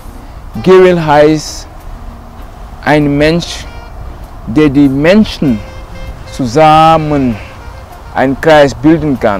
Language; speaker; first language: German; non-native, local second language; Wolof